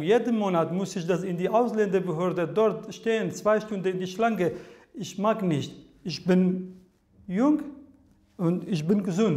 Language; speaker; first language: German; non-native, learner; Kurdish